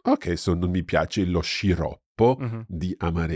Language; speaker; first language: Italian; non-native, fluent; English